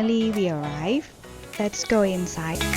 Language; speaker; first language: English; non-native, learner; Thai